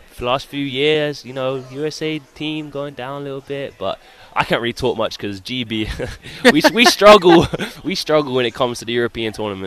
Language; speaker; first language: English; native; English